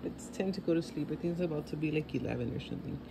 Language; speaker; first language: English; early bilingual, other home language; Spanish